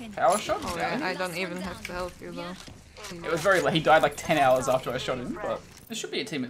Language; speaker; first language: English; native; English